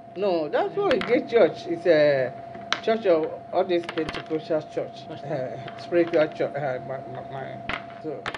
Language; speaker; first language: English; non-native, local second language; Igbo